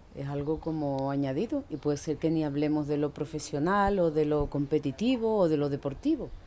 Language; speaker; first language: Spanish; native; Spanish